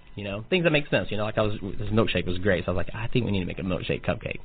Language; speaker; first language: English; native; English